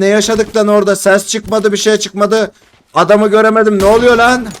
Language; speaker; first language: Turkish; native; Turkish